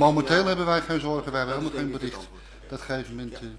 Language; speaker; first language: Dutch; native; Dutch